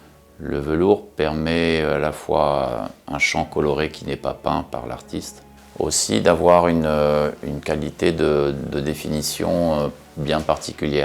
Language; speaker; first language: French; native; French